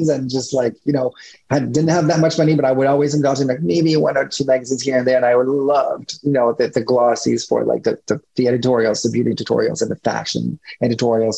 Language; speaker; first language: English; non-native, fluent; French